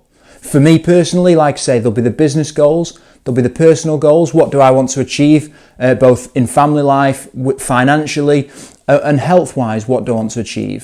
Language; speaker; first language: English; native; English